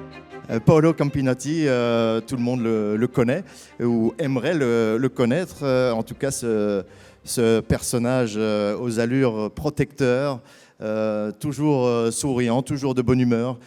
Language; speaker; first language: French; native; French